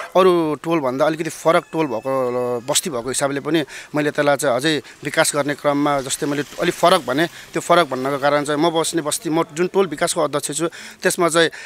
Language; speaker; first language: Nepali; native; Nepali